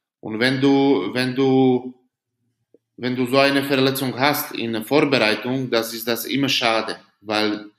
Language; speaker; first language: German; non-native, learner; Slovak